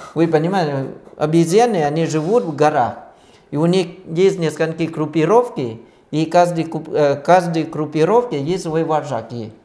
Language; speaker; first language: Russian; non-native, fluent; Thai